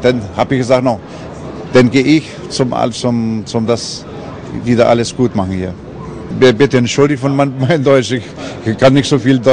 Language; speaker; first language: German; non-native, learner; Portuguese